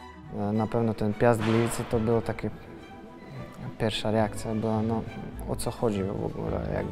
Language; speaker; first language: Polish; non-native, learner; Russian